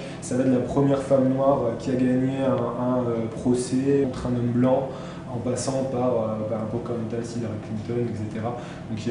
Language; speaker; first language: French; native; French